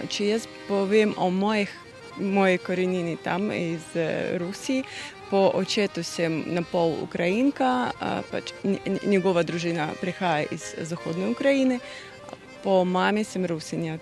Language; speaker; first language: Slovenian; non-native, fluent; Russian